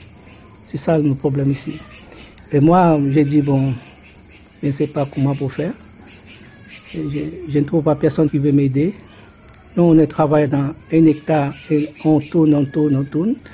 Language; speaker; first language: French; non-native, local second language; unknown